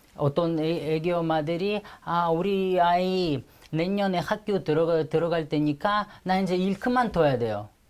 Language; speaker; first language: Korean; non-native, fluent; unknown